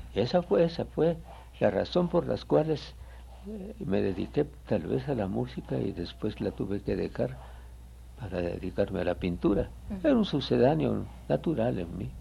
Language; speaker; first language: Spanish; native; Spanish